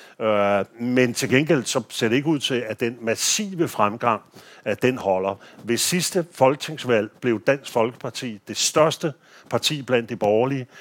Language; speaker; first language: Danish; native; Danish